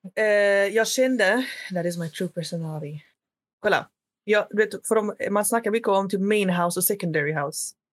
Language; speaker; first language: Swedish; early bilingual, other home language; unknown